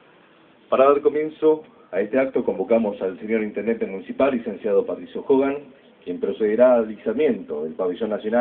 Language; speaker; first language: Spanish; native; Spanish